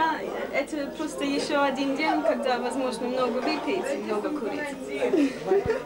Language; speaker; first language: Russian; non-native, learner; English